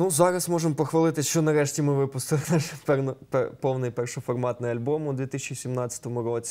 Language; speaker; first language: Ukrainian; native; Ukrainian